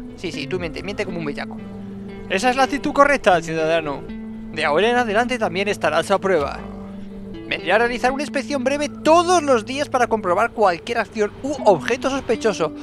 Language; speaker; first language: Spanish; native; Spanish